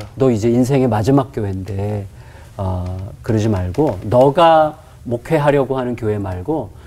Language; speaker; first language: Korean; native; Korean